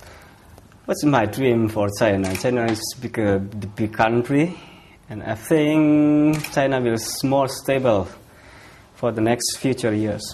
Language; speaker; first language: English; non-native, fluent; Indonesian